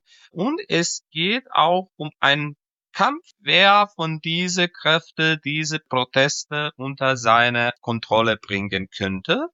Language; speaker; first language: German; non-native, fluent; Serbian